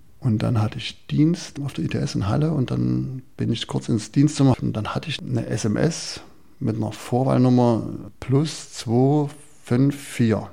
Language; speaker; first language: German; native; German